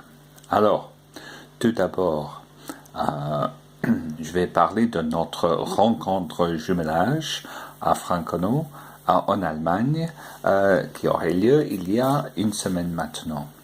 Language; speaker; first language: French; non-native, fluent; English